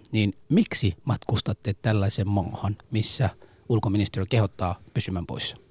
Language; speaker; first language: Finnish; early bilingual, other home language; Somali